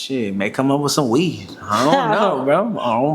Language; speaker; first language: English; native; English